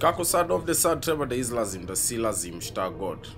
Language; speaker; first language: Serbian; early bilingual, heritage; English